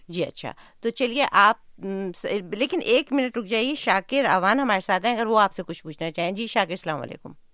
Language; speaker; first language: Urdu; native; Urdu